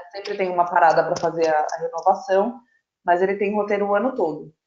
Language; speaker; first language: Portuguese; native; Portuguese